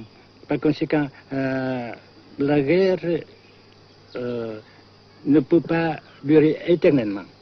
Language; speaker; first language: French; non-native, local second language; Vietnamese